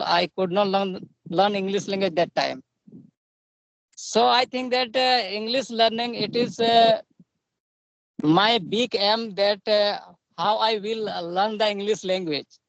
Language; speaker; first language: English; non-native, learner; Santali